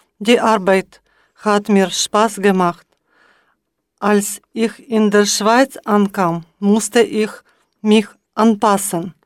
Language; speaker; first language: German; non-native, learner; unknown